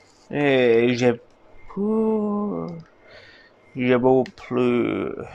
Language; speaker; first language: French; non-native, learner; English